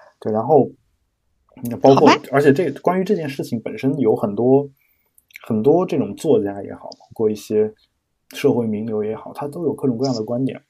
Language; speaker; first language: Chinese; native; Chinese